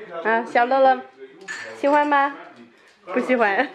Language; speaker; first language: Chinese; non-native, fluent; Danish